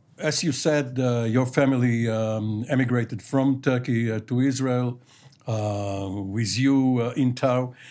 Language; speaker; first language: English; non-native, fluent; Hebrew